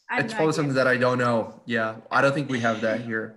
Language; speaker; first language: English; non-native, fluent; Portuguese